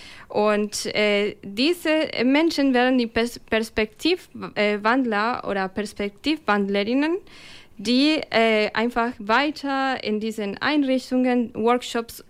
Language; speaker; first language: German; non-native, fluent; Spanish